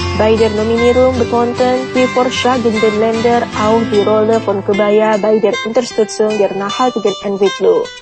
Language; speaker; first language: German; non-native, fluent; Indonesian